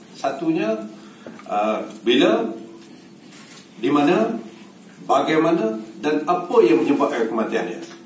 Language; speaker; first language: Malay; native; Malay